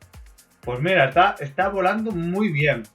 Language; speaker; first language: Spanish; native; Spanish